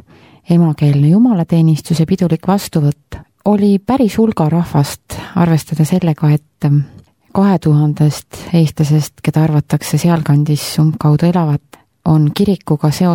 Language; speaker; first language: Estonian; native; Estonian